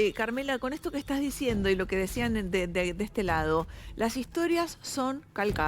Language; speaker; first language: Spanish; native; Spanish